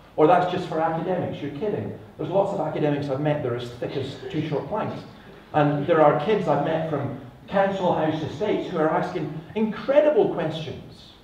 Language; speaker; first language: English; native; English